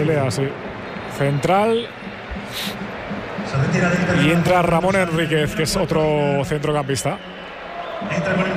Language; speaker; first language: Spanish; native; Spanish